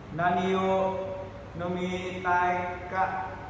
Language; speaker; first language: Japanese; non-native, learner; Vietnamese